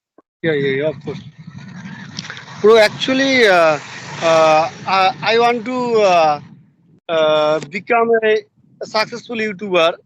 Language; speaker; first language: English; non-native, learner; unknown